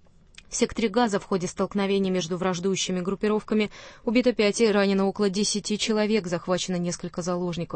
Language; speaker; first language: Russian; native; Russian